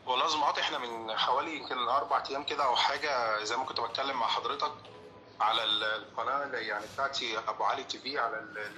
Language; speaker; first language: Arabic; native; Arabic